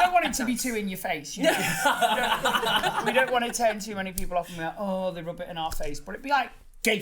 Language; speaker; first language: English; native; English